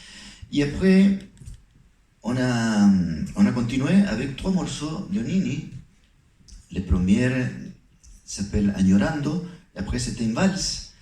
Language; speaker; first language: French; non-native, fluent; Spanish